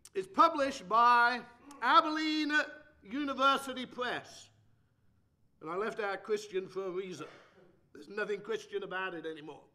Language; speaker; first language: English; native; English